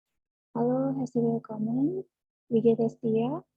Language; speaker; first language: German; non-native, learner; Indonesian